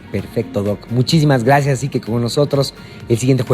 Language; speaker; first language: Spanish; native; Spanish